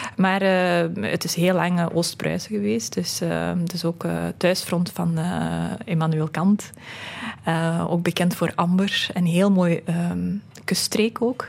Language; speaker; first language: Dutch; early bilingual, other home language; Russian